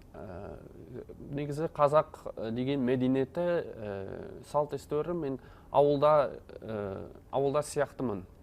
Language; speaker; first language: Kazakh; non-native, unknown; Dutch